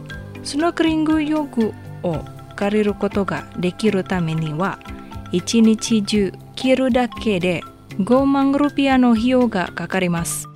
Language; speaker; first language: Japanese; non-native, fluent; Indonesian